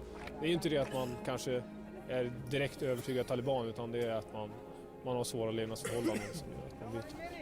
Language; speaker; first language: Swedish; native; Swedish